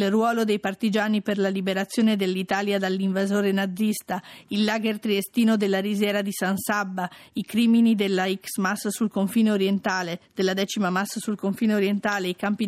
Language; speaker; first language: Italian; native; Italian